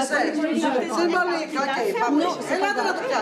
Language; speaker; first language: French; non-native, learner; Greek